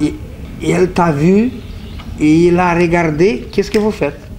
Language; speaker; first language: French; non-native, fluent; Romanian